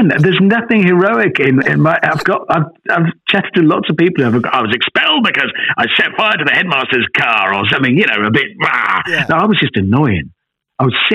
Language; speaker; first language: English; native; English